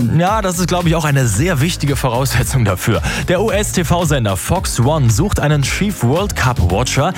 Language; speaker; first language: German; native; German